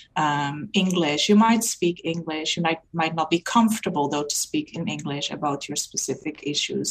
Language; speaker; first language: English; non-native, fluent; Dutch